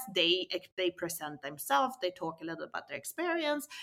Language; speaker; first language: English; non-native, fluent; Swedish